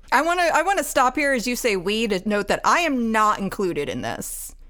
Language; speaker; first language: English; native; English